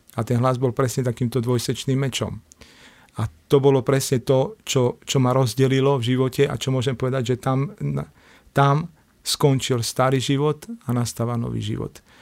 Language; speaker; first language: Slovak; native; Slovak